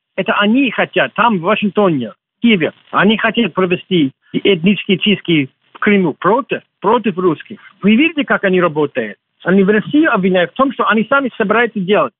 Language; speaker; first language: Russian; non-native, fluent; English